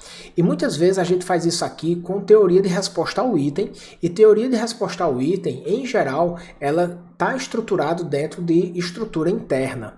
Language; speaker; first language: Portuguese; native; Portuguese